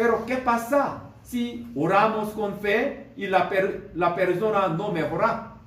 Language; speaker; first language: Spanish; non-native, learner; Korean